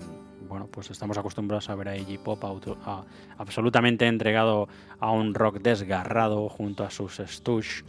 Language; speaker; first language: Spanish; native; Spanish